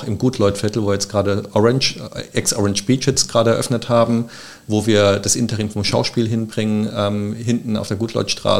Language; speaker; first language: German; native; German